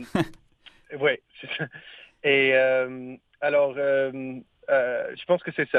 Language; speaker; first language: French; non-native, learner; English